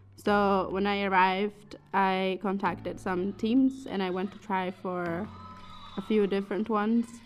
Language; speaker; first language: English; non-native, fluent; Italian